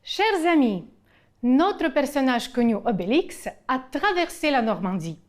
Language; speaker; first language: French; non-native, fluent; Ukrainian